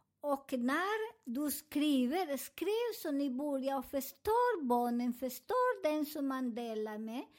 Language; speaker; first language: Swedish; non-native, fluent; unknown